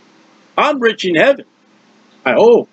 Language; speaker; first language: English; native; English